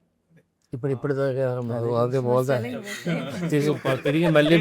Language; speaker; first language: Telugu; native; Telugu